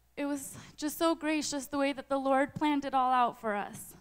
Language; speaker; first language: English; early bilingual, other home language; Ukrainian